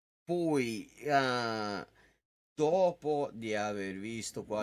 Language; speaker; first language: Italian; non-native, fluent; English